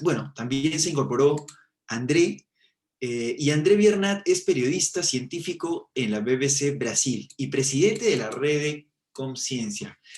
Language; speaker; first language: Spanish; native; Spanish